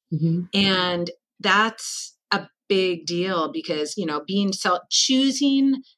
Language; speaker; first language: English; native; English